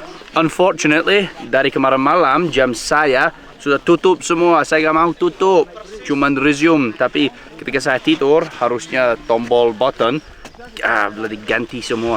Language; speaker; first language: Indonesian; non-native, learner; English